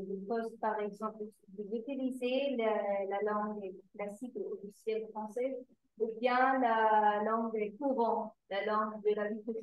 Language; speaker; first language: French; non-native, fluent; Arabic